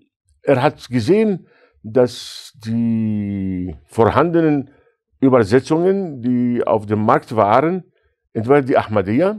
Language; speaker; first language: German; non-native, fluent; Arabic